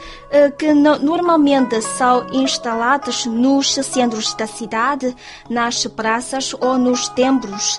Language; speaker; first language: Portuguese; non-native, fluent; Chinese